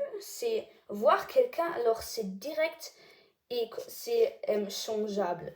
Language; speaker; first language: French; non-native, learner; German